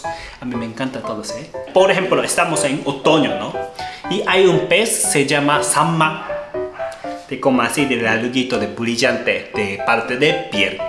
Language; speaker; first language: Spanish; non-native, learner; Japanese